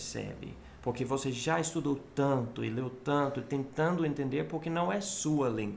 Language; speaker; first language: Portuguese; non-native, fluent; English